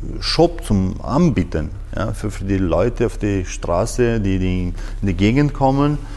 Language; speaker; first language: German; non-native, fluent; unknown